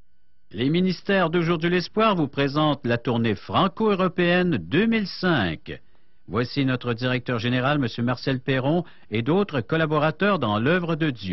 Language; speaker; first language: French; native; French